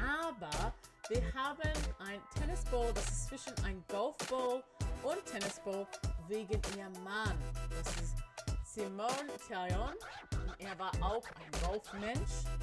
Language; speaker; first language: German; non-native, learner; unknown